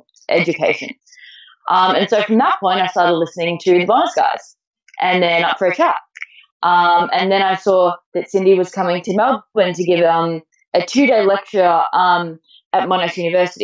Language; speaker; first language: English; native; English